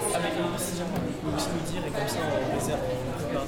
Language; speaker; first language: French; non-native, learner; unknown